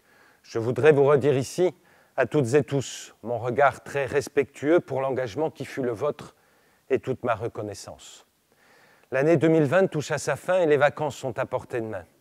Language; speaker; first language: French; native; French